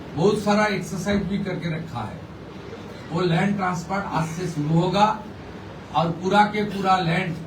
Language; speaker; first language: Hindi; non-native, local second language; Bangla